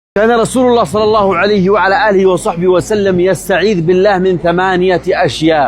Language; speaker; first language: Arabic; native; Arabic